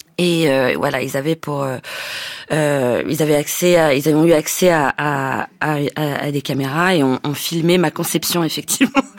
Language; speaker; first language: French; native; French